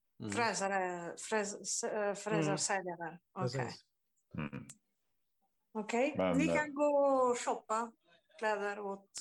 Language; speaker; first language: Swedish; non-native, fluent; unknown